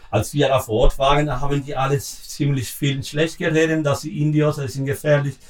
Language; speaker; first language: German; non-native, learner; Spanish